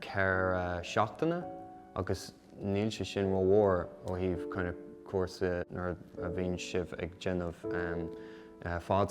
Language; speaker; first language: Irish; native; Irish